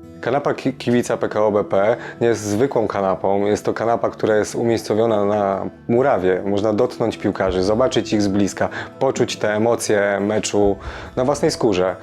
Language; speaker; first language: Polish; native; Polish